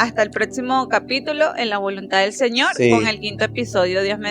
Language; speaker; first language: Spanish; native; Spanish